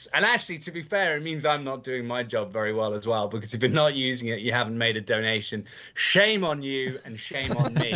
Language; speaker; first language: English; native; English